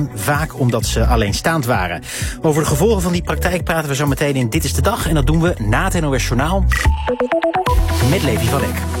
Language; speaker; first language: Dutch; native; Dutch